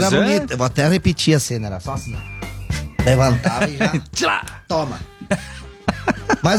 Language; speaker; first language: Portuguese; native; Portuguese